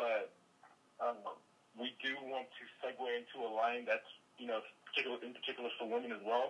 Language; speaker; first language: English; non-native, local second language; Igbo